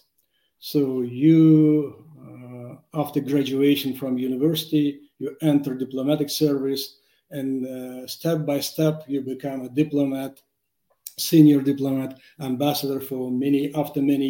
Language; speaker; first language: English; non-native, fluent; Uzbek